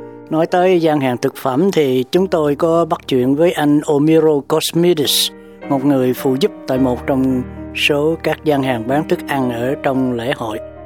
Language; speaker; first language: Vietnamese; native; Vietnamese